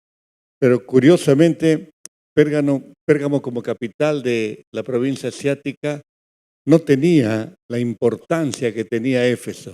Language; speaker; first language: Spanish; native; Spanish